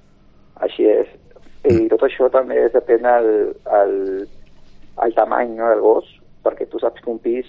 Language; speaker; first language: Catalan; non-native, local second language; Spanish